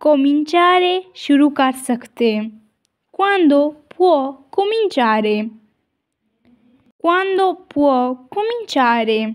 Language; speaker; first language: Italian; non-native, fluent; Urdu